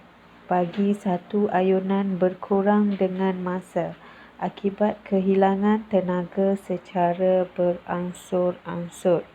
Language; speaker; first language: Malay; native; Malay